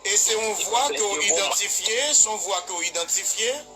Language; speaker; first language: Haitian Creole; native; Haitian Creole